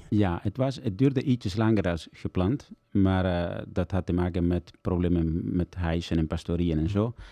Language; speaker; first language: Dutch; non-native, fluent; Italian